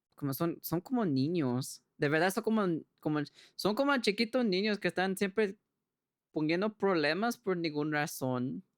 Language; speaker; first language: Spanish; non-native, learner; English